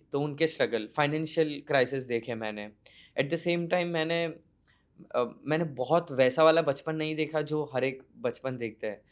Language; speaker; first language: Hindi; non-native, local second language; Gujarati